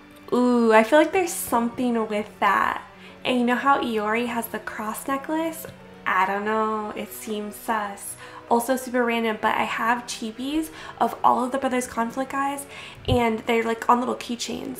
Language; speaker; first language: English; native; English